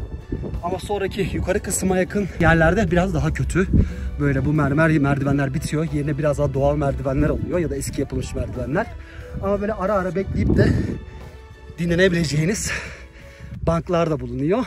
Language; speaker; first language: Turkish; native; Turkish